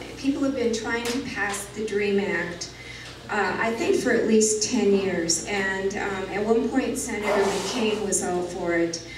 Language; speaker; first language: English; native; English